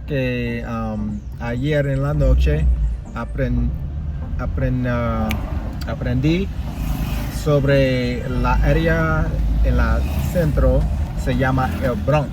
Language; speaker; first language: Spanish; non-native, learner; English